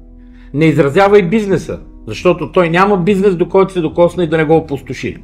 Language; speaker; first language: Bulgarian; native; Bulgarian